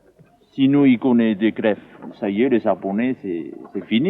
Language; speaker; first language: French; non-native, local second language; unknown